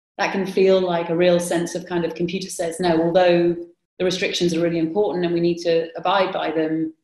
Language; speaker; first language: English; native; English